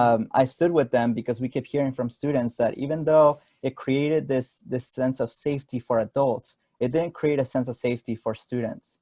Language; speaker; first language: English; non-native, fluent; Spanish